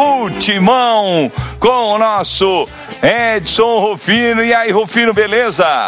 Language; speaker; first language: Portuguese; native; Portuguese